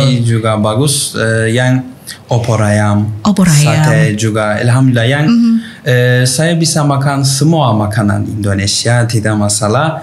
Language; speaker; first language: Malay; non-native, learner; Turkish